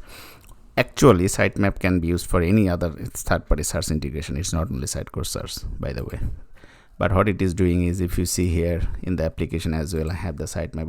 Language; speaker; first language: English; non-native, fluent; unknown